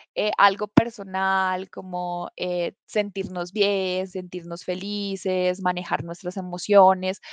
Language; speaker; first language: Spanish; native; Spanish